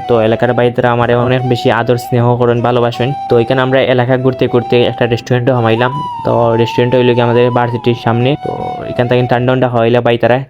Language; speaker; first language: Bangla; native; Bangla